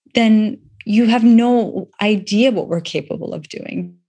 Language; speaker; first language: English; non-native, local second language; Persian